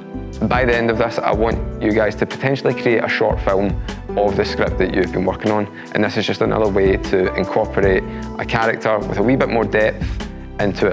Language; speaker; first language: English; native; English